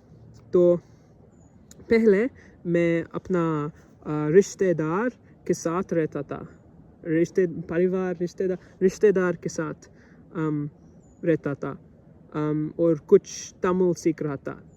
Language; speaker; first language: Hindi; non-native, learner; English